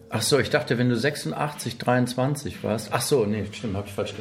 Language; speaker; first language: German; native; German